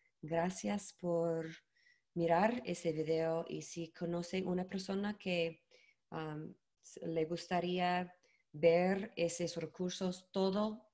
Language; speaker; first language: Spanish; non-native, learner; English